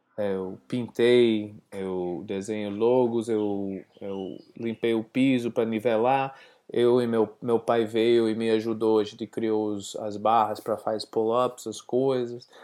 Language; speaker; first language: Portuguese; non-native, learner; English